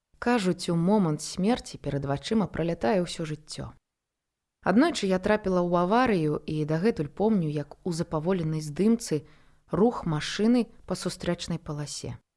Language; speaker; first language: Belarusian; non-native, local second language; Russian